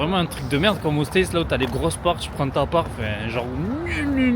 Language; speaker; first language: French; native; French